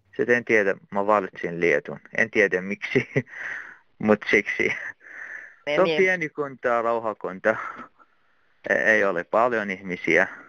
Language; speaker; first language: Finnish; non-native, learner; Arabic